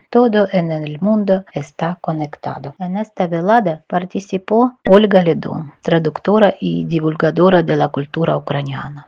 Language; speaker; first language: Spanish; non-native, fluent; Ukrainian